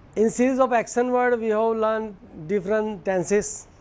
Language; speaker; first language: English; non-native, local second language; Gujarati